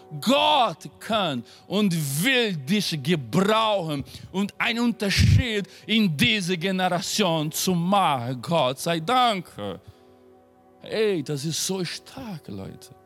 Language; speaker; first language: German; non-native, fluent; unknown